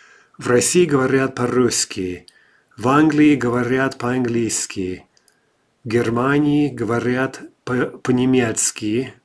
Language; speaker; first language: Russian; non-native, fluent; English